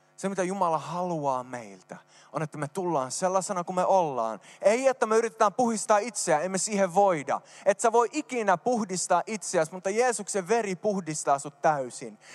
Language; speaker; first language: Finnish; early bilingual, heritage; Finnish